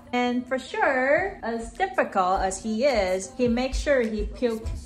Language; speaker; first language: English; non-native, fluent; Chinese